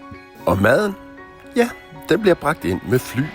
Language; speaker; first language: Danish; native; Danish